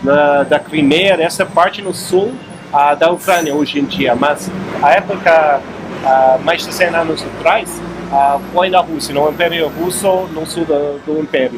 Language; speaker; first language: Portuguese; non-native, fluent; English